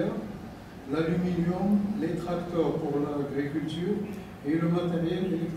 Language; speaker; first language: French; non-native, local second language; Arabic